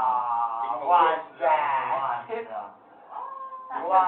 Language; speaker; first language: English; non-native, learner; Chinese